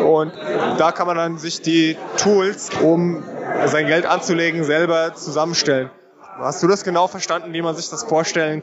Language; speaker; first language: German; native; German